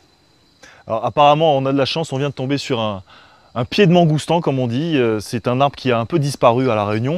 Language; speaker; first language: French; native; French